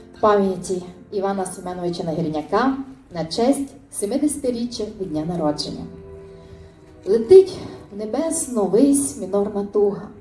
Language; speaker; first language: Ukrainian; native; Ukrainian